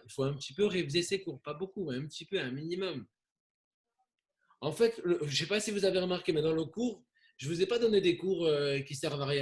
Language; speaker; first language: French; native; French